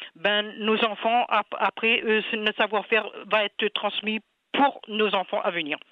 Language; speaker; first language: French; non-native, local second language; Réunion Creole French